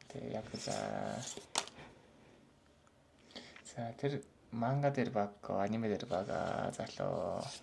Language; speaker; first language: Mongolian; non-native, learner; Japanese